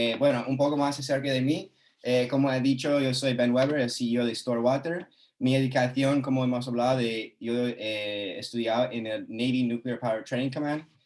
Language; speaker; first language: Spanish; non-native, fluent; English